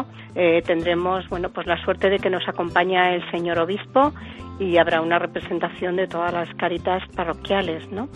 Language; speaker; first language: Spanish; native; Spanish